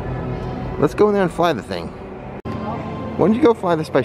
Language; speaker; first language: English; native; English